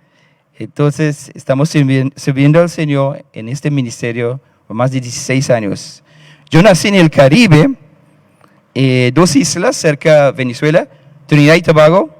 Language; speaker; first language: Spanish; non-native, fluent; English